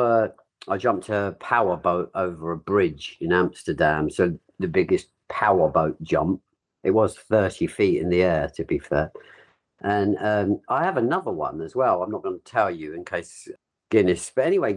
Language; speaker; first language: English; native; English